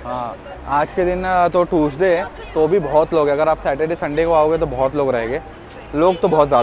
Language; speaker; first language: Hindi; native; Hindi